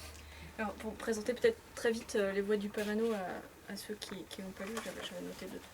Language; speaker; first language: French; native; French